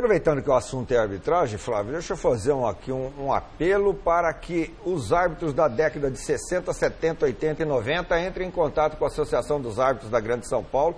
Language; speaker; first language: Portuguese; native; Portuguese